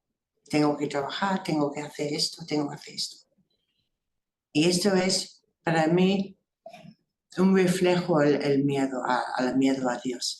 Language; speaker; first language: Spanish; non-native, fluent; English